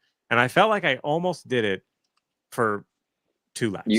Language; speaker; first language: English; native; English